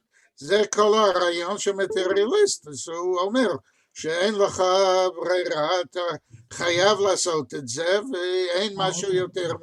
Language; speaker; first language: Hebrew; non-native, fluent; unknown